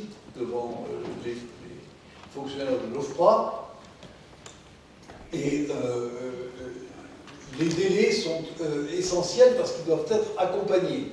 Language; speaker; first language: French; native; French